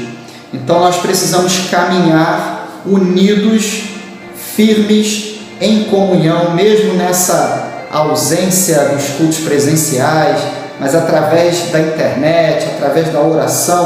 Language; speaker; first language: Portuguese; native; Portuguese